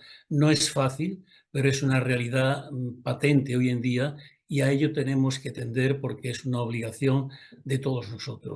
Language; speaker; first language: Spanish; native; Spanish